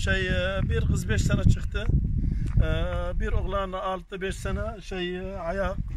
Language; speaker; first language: Turkish; non-native, learner; Arabic